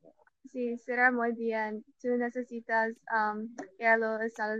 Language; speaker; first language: Spanish; non-native, learner; English